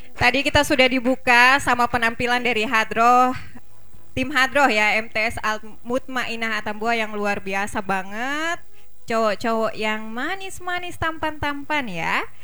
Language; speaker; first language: Indonesian; native; Indonesian